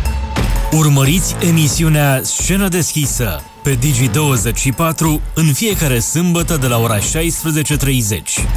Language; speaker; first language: Romanian; native; Romanian